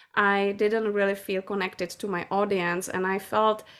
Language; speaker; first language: English; non-native, fluent; Czech